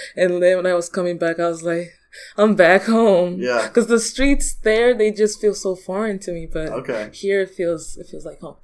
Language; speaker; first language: English; early bilingual, other home language; Yoruba